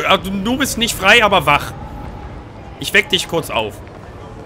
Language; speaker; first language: German; native; German